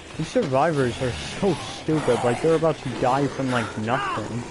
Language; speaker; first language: English; native; English